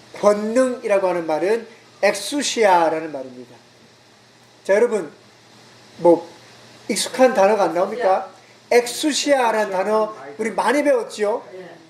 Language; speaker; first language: Korean; native; Korean